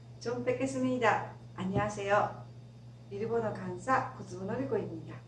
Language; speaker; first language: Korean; non-native, fluent; Japanese